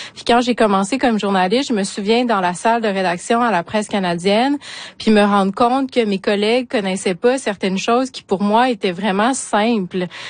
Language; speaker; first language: French; native; French